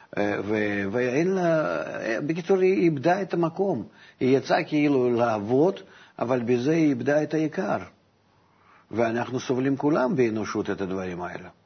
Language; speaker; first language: Hebrew; non-native, fluent; Russian